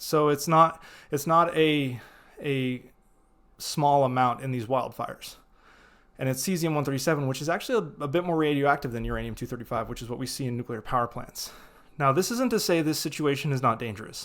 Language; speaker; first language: English; native; English